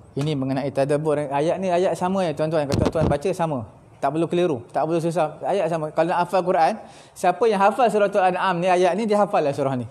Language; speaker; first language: Malay; native; Malay